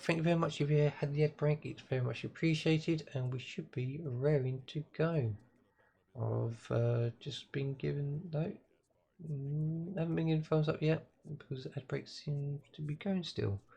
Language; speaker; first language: English; native; English